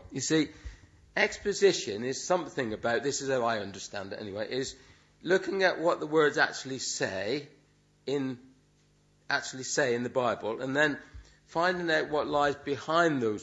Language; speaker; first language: English; native; English